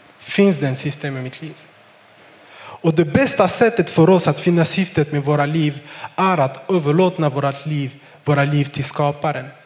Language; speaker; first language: Swedish; non-native, fluent; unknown